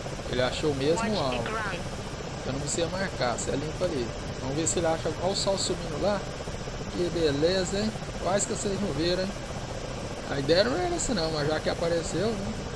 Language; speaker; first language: Portuguese; native; Portuguese